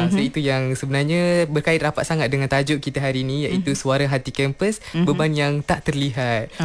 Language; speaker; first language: Malay; non-native, local second language; Tamil